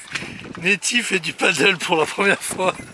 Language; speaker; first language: French; native; French